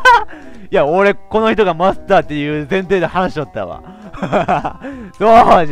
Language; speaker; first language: Japanese; native; Japanese